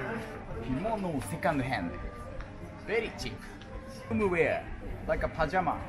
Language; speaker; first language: English; non-native, learner; Japanese